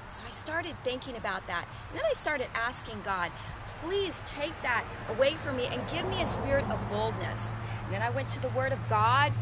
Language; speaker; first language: English; native; English